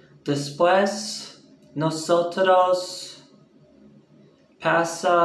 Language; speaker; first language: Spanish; non-native, learner; English